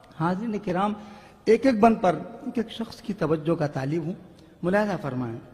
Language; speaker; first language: Urdu; native; Urdu